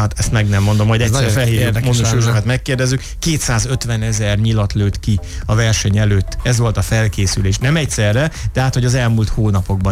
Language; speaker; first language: Hungarian; native; Hungarian